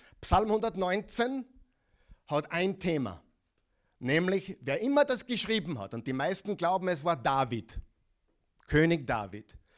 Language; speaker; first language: German; non-native, fluent; English